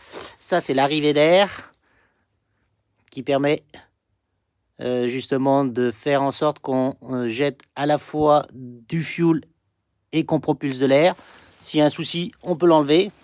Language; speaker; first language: French; native; French